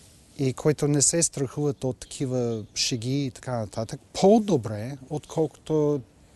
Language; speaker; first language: Bulgarian; non-native, fluent; English